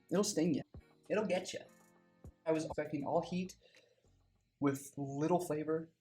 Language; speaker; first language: English; native; English